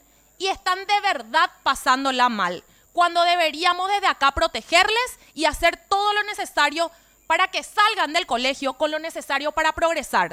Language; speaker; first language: Spanish; native; Spanish